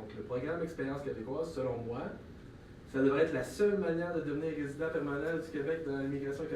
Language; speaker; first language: French; native; French